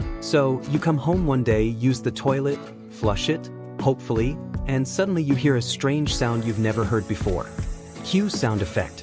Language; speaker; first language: English; native; English